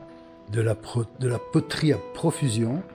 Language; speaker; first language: French; native; French